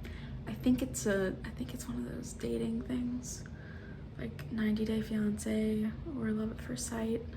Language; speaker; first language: English; native; English